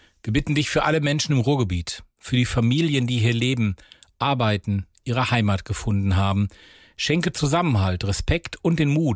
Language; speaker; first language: German; native; German